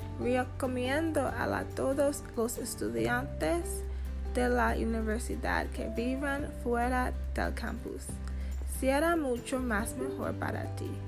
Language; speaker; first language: Spanish; non-native, learner; English